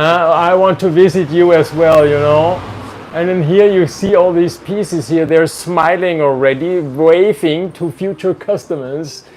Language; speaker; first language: English; non-native, fluent; German